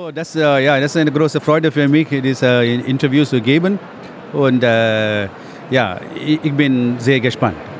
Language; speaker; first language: German; non-native, fluent; Tamil